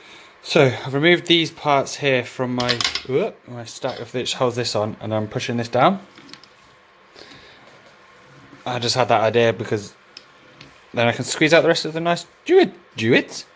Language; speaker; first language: English; native; English